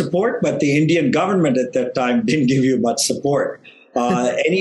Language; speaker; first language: English; non-native, local second language; Tamil